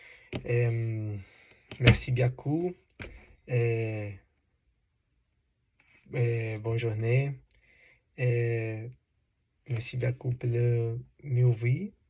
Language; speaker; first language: French; non-native, learner; Spanish